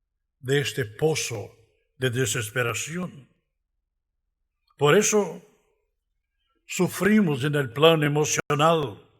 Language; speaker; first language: Spanish; non-native, fluent; Portuguese